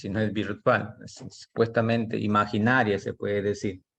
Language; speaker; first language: Spanish; native; Spanish